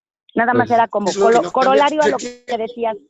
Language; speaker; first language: Spanish; native; Spanish